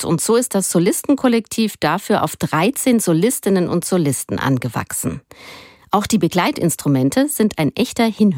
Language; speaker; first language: German; native; German